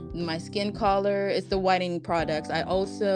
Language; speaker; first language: English; non-native, local second language; Filipino